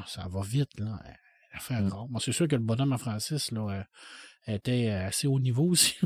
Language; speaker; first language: French; native; French